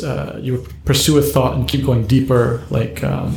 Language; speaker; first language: English; native; English